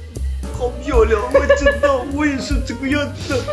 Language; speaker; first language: Chinese; native; Chinese